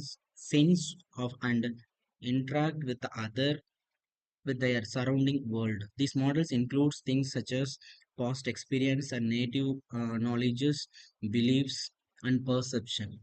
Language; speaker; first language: English; non-native, local second language; Tamil